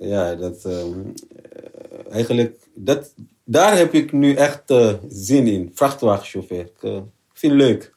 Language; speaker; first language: Dutch; non-native, learner; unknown